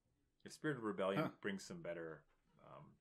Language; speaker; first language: English; native; English